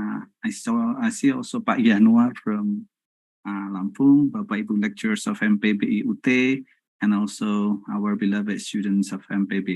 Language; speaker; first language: English; non-native, fluent; Indonesian